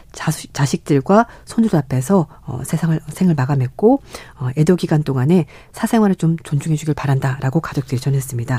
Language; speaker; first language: Korean; native; Korean